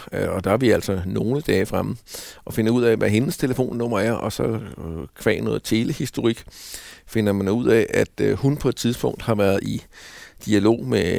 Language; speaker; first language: Danish; native; Danish